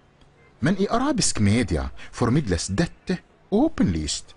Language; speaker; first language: Norwegian; non-native, fluent; Arabic